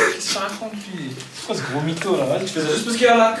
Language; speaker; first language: French; native; French